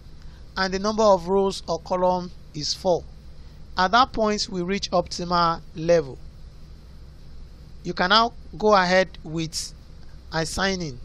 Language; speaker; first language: English; non-native, local second language; Yoruba